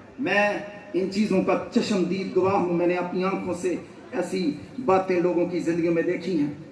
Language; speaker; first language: Urdu; non-native, local second language; Punjabi